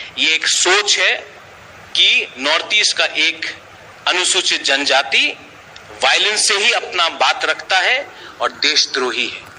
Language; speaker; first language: Hindi; non-native, local second language; Kok Borok